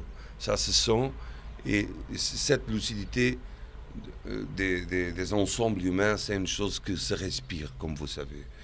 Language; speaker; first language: French; non-native, fluent; Portuguese